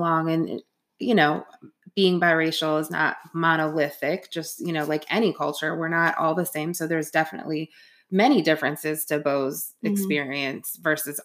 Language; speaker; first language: English; native; English